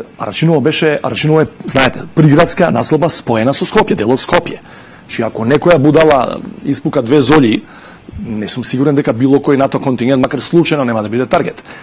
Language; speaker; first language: Macedonian; native; Macedonian